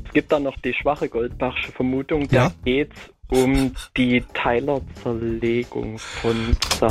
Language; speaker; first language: German; native; German